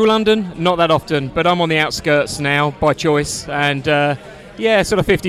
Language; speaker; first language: English; native; English